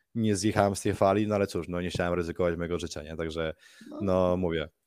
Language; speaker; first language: Polish; early bilingual, heritage; Spanish